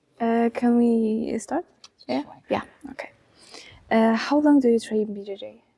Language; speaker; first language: English; non-native, learner; Polish